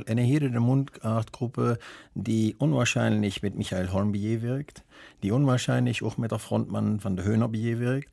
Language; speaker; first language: German; native; German